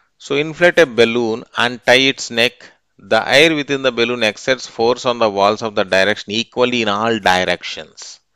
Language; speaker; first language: English; non-native, local second language; Telugu